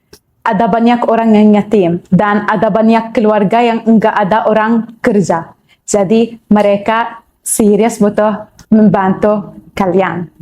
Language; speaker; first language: Indonesian; non-native, learner; Arabic